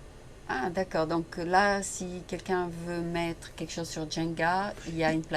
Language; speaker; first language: French; native; French